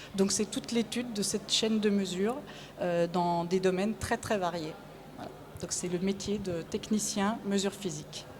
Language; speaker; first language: French; native; French